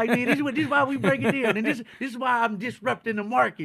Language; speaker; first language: English; native; English